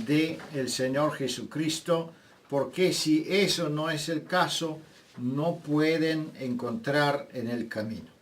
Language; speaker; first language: Spanish; non-native, fluent; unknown